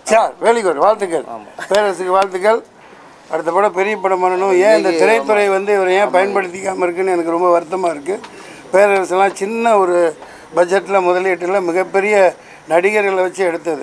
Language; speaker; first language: Tamil; native; Tamil